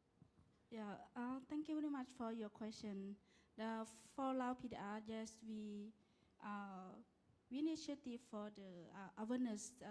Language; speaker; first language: English; non-native, learner; Lao